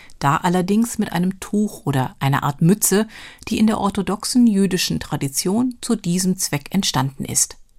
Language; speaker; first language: German; native; German